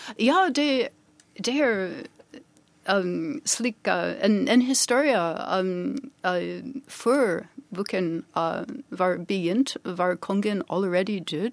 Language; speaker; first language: Norwegian; non-native, learner; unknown